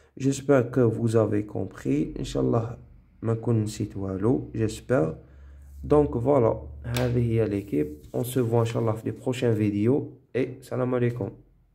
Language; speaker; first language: French; non-native, local second language; Arabic